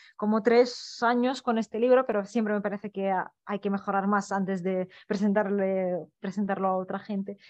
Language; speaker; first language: Spanish; non-native, fluent; Russian